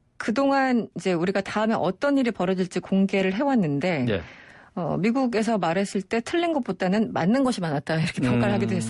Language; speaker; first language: Korean; native; Korean